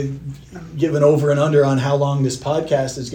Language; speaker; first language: English; native; English